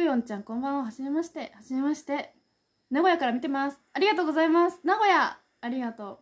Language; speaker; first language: Japanese; native; Japanese